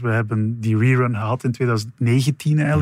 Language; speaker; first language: Dutch; native; Dutch